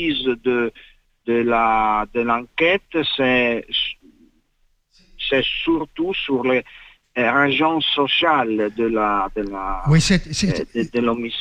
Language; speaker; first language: French; non-native, fluent; Italian